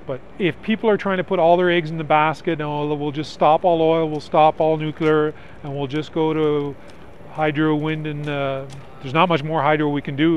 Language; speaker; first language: English; native; English